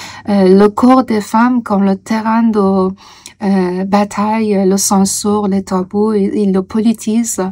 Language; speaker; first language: French; non-native, fluent; Persian